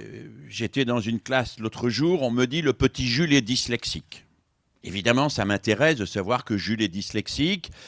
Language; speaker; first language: French; native; French